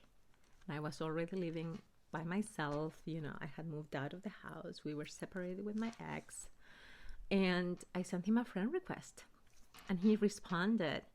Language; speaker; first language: English; early bilingual, other home language; Spanish